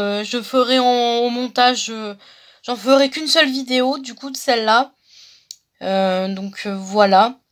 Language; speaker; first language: French; native; French